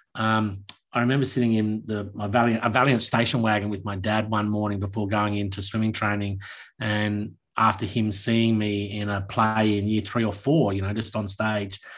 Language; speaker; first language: English; native; English